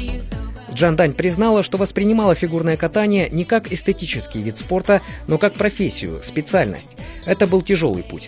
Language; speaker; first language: Russian; native; Russian